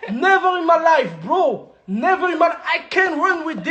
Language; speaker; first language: English; non-native, learner; French